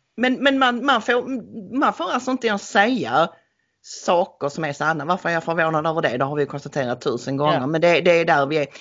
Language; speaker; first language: Swedish; native; Swedish